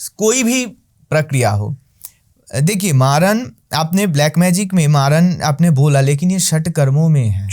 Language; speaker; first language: Hindi; non-native, local second language; Bangla